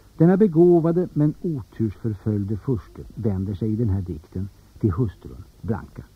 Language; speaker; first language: Swedish; native; Swedish